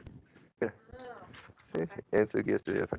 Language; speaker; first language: Spanish; non-native, fluent; English